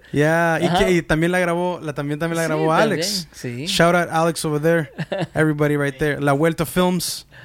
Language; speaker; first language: Spanish; early bilingual, heritage; Spanish